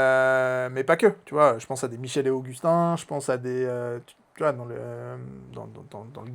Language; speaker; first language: French; native; French